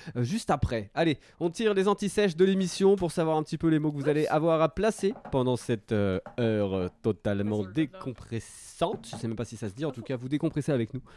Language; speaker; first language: French; native; French